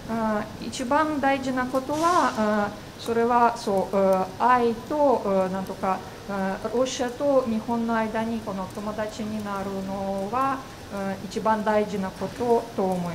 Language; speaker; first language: Japanese; non-native, fluent; Russian